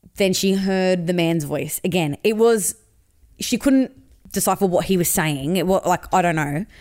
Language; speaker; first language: English; native; English